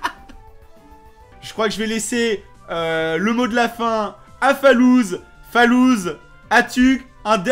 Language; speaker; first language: French; native; French